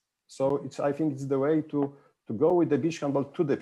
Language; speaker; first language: English; non-native, fluent; Polish